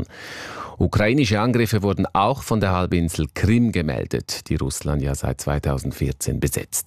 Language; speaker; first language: German; native; German